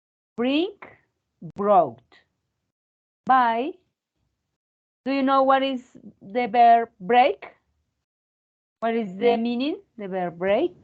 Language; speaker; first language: English; non-native, fluent; Spanish